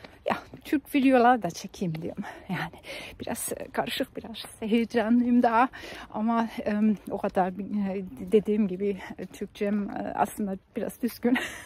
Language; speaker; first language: Turkish; non-native, fluent; German